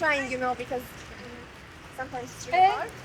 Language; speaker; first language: English; non-native, learner; Hungarian